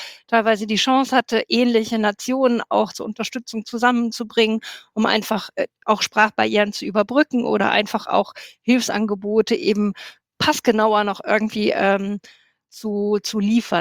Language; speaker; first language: German; native; German